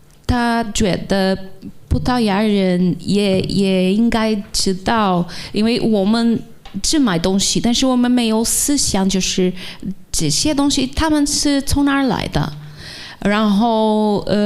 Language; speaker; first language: Chinese; non-native, fluent; Portuguese